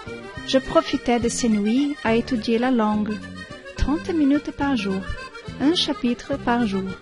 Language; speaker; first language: French; non-native, learner; Portuguese